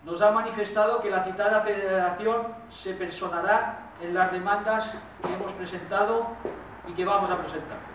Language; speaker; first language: Spanish; non-native, local second language; Catalan